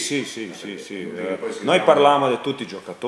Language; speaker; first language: Italian; non-native, learner; Croatian